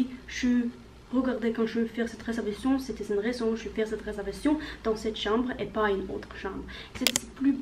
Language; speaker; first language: French; non-native, learner; Norwegian